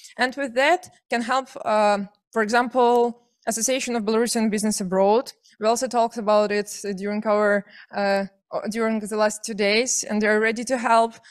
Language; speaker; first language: English; non-native, fluent; Belarusian